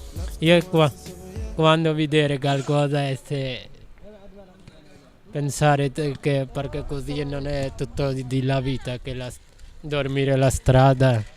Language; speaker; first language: Italian; non-native, learner; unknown